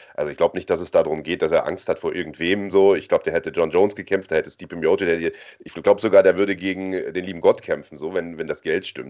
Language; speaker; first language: German; native; German